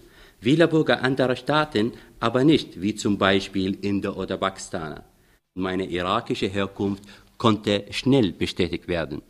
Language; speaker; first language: German; non-native, fluent; Arabic